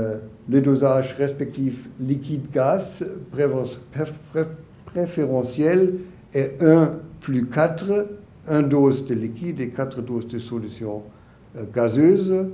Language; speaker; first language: French; non-native, learner; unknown